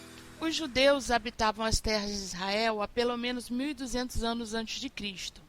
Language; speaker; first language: Portuguese; native; Portuguese